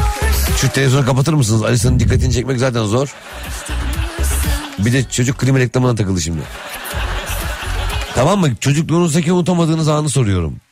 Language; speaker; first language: Turkish; native; Turkish